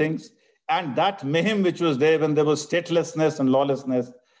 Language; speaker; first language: English; non-native, local second language; Punjabi